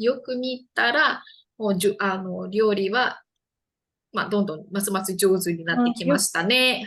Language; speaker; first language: Japanese; non-native, fluent; Indonesian